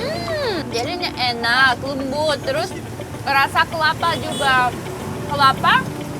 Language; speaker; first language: Indonesian; non-native, fluent; Russian